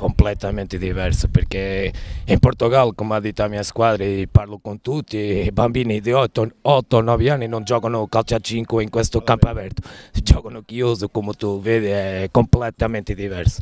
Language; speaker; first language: Italian; non-native, learner; Portuguese